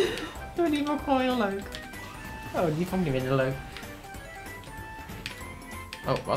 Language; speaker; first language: Dutch; native; Dutch